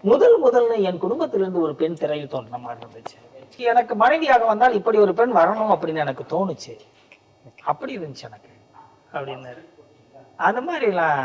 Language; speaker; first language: Tamil; native; Tamil